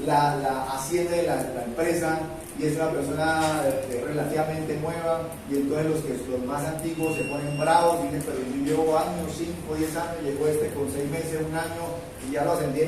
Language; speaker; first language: Spanish; native; Spanish